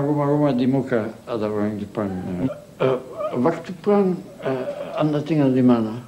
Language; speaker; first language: Indonesian; non-native, local second language; Dutch